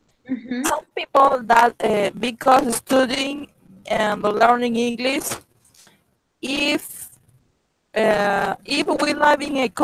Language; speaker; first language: English; non-native, learner; Spanish